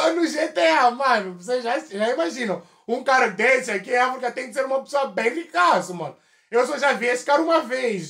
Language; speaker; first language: Portuguese; native; Portuguese